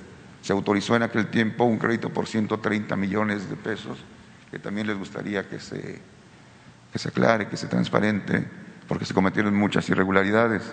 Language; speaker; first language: Spanish; native; Spanish